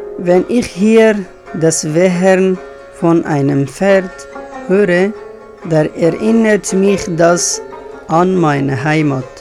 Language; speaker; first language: German; non-native, fluent; Persian